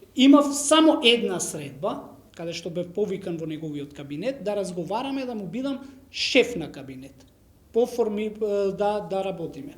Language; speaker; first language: Macedonian; non-native, local second language; Romany